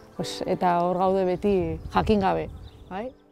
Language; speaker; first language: Basque; non-native, local second language; Spanish